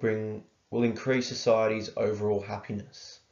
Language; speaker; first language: English; native; English